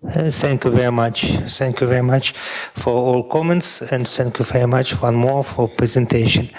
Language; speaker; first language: English; non-native, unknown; Russian